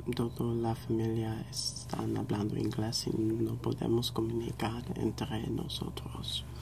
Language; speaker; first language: Spanish; non-native, learner; English